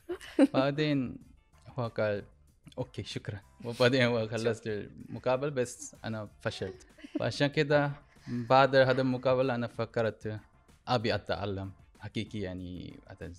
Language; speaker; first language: Arabic; non-native, learner; Korean